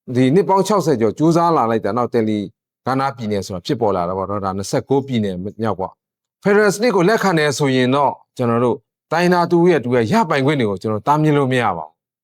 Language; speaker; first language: Burmese; non-native, local second language; Shan